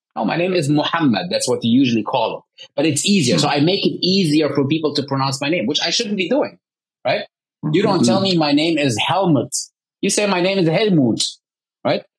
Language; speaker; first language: English; early bilingual, heritage; Arabic